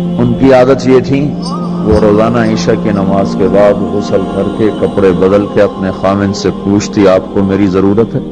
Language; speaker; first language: Urdu; non-native, local second language; Punjabi